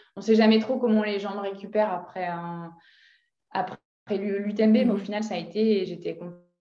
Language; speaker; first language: French; native; French